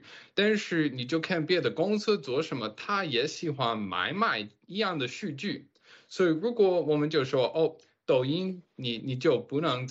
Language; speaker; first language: Chinese; non-native, fluent; English